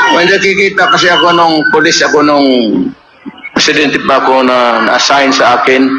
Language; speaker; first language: Filipino; non-native, local second language; Cebuano